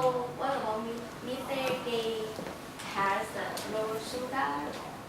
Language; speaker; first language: English; non-native, fluent; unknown